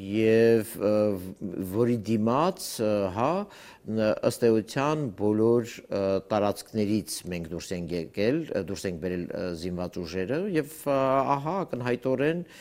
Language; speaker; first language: Armenian; native; Armenian